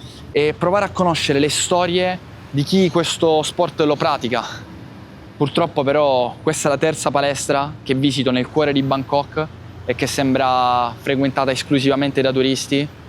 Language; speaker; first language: Italian; native; Italian